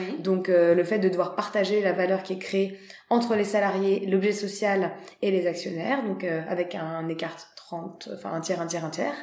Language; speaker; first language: French; native; French